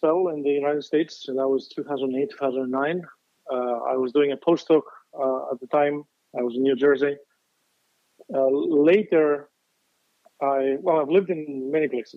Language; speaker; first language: English; non-native, fluent; Greek